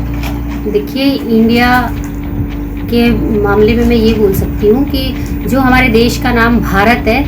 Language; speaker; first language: Hindi; native; Hindi